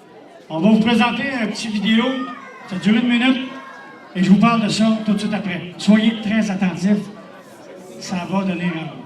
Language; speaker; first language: French; native; French